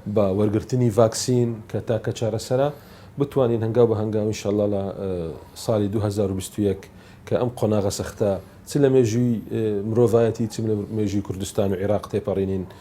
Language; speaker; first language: Central Kurdish; non-native, local second language; Assyrian Neo-Aramaic